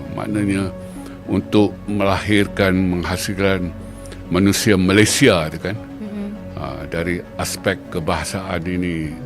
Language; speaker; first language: Malay; native; Malay